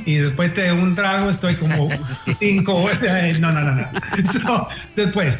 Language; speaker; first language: Spanish; non-native, fluent; English